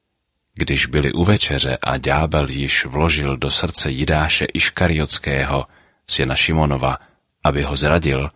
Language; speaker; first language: Czech; native; Czech